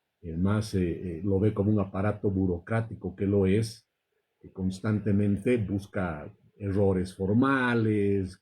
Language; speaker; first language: Spanish; native; Spanish